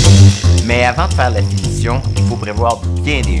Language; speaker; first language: French; native; French